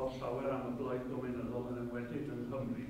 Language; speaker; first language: Welsh; native; Welsh